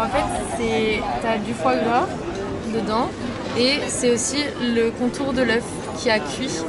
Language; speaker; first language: French; native; French